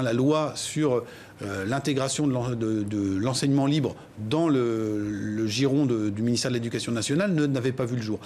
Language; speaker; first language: French; native; French